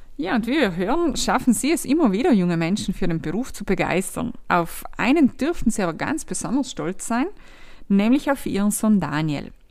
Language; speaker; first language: German; native; German